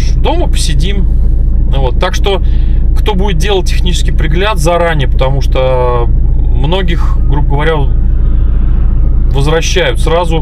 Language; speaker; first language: Russian; native; Russian